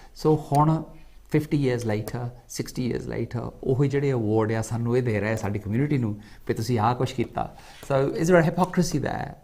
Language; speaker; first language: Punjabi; early bilingual, heritage; Punjabi